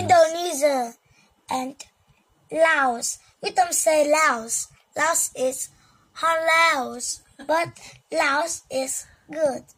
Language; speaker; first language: English; non-native, learner; Vietnamese